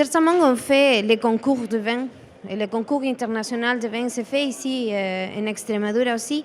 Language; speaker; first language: French; non-native, learner; Spanish